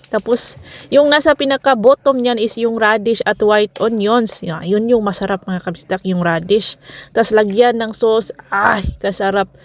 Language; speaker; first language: Filipino; non-native, local second language; Cebuano